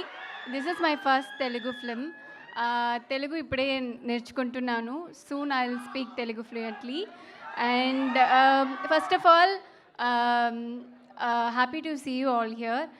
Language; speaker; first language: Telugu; non-native, learner; Tamil